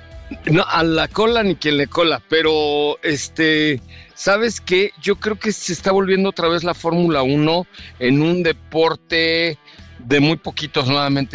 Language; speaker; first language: Spanish; native; Spanish